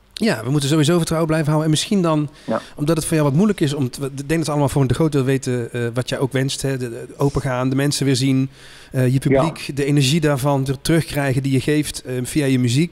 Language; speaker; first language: Dutch; native; Dutch